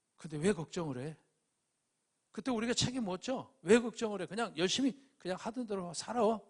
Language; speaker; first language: Korean; native; Korean